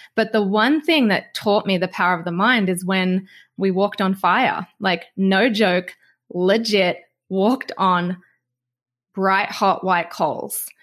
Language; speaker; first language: English; native; English